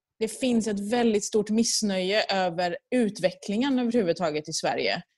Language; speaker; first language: Swedish; early bilingual, other home language; Persian